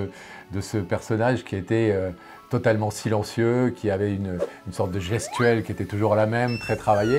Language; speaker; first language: French; native; French